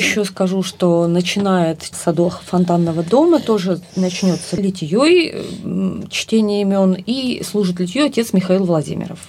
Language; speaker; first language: Russian; native; Russian